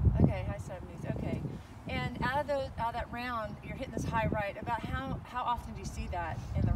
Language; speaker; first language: English; native; English